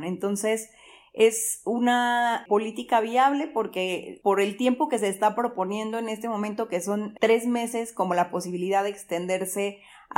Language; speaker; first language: Spanish; native; Spanish